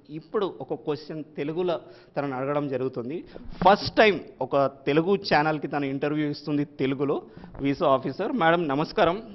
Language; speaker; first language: Telugu; native; Telugu